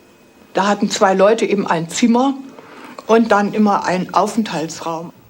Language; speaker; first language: German; native; German